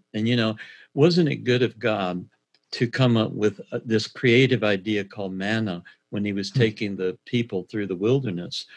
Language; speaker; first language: English; native; English